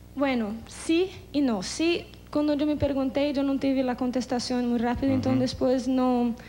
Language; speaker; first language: Spanish; non-native, learner; Portuguese